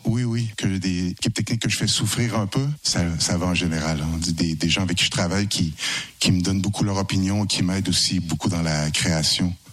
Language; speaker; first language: French; native; French